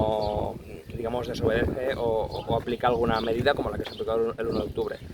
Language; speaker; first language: Spanish; non-native, local second language; Catalan